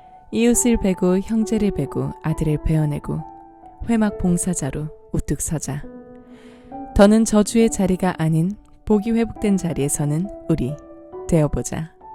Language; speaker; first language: Korean; native; Korean